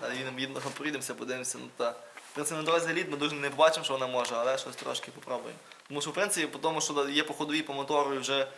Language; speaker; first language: Ukrainian; native; Ukrainian